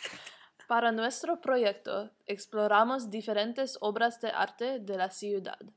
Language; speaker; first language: Spanish; non-native, learner; English